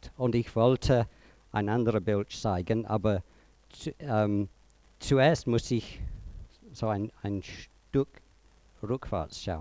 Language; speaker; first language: German; non-native, fluent; English